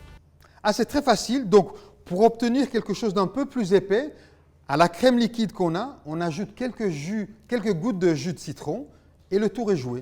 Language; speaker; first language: French; native; French